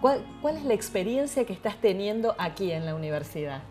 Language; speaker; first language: Spanish; native; Spanish